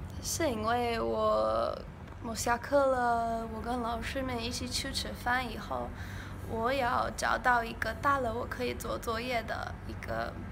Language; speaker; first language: Chinese; non-native, learner; English